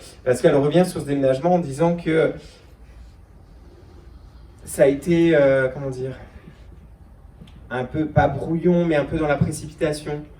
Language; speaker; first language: French; native; French